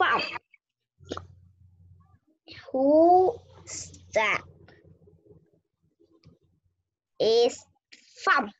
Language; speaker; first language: English; non-native, learner; Vietnamese